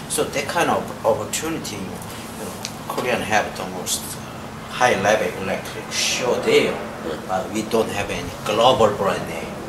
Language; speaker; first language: English; non-native, learner; Korean